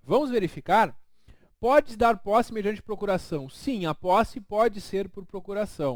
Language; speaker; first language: Portuguese; native; Portuguese